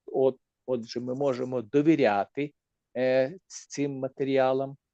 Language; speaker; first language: Ukrainian; native; Ukrainian